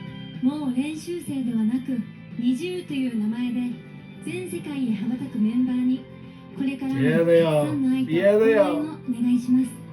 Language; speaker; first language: Japanese; native; Japanese